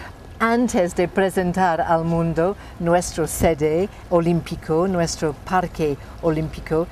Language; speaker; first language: Spanish; non-native, fluent; English